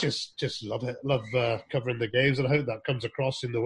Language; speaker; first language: English; native; English